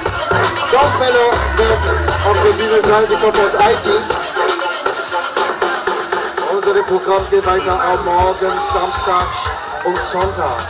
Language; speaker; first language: German; non-native, learner; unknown